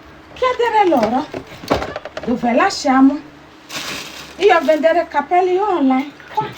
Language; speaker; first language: Italian; non-native, learner; Nigerian Pidgin